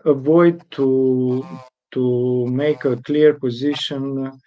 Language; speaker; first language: English; non-native, fluent; Romanian